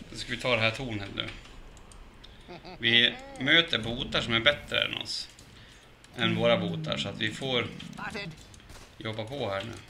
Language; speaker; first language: Swedish; native; Swedish